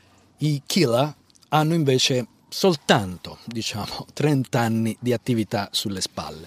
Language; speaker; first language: Italian; native; Italian